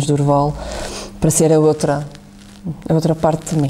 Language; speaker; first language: Portuguese; native; Portuguese